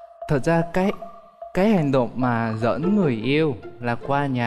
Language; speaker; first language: Vietnamese; non-native, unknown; Korean